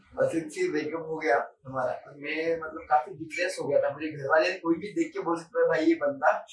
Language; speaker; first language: Hindi; non-native, local second language; Marathi